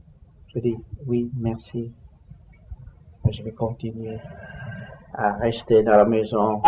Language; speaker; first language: French; non-native, learner; Vietnamese